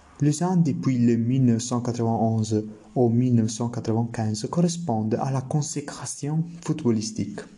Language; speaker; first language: French; non-native, learner; Italian